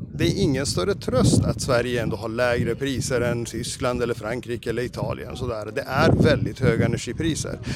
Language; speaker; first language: Swedish; native; Swedish